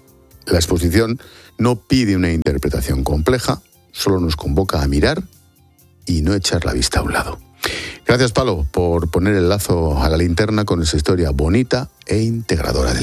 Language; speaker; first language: Spanish; native; Spanish